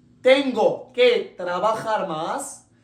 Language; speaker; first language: Spanish; non-native, local second language; Arabic